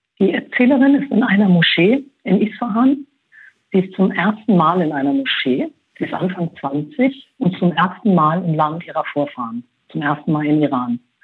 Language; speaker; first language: German; early bilingual, other home language; Persian